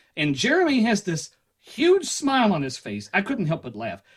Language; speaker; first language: English; native; English